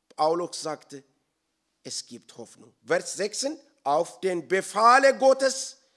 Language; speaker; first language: German; non-native, learner; Oromo